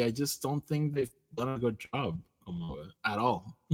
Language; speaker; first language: English; non-native, local second language; Spanish